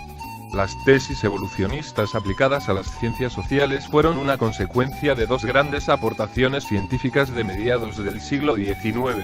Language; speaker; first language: Spanish; native; Spanish